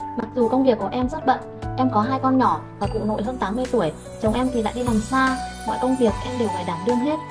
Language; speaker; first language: Vietnamese; non-native, local second language; Muong